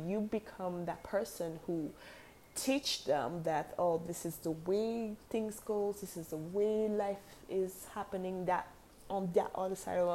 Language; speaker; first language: English; non-native, local second language; French